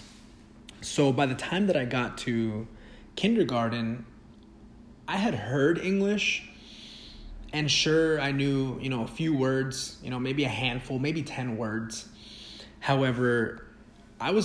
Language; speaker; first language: English; early bilingual, other home language; Spanish